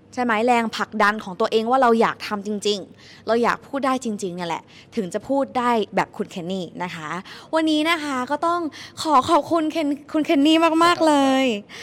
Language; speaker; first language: Thai; native; Thai